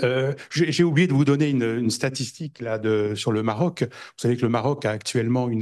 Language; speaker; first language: French; native; French